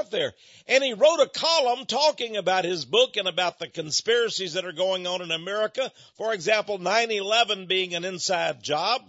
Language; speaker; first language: English; native; English